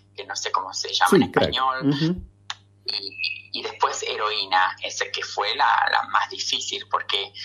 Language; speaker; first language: Spanish; native; Spanish